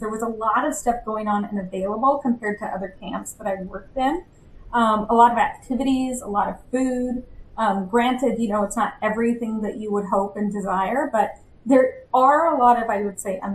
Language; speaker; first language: English; native; English